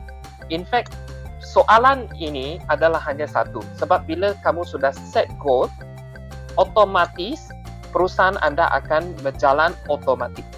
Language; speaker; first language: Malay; non-native, local second language; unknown